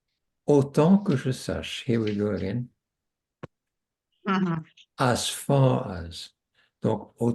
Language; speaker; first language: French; non-native, fluent; English